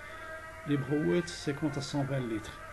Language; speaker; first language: French; non-native, local second language; Arabic